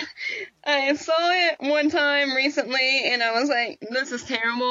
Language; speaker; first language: English; native; English